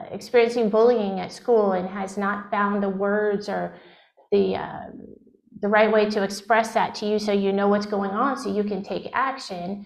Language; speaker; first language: English; native; English